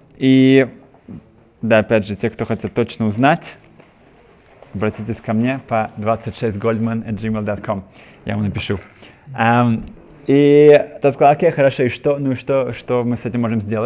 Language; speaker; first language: Russian; native; Russian